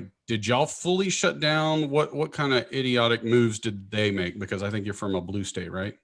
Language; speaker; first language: English; native; English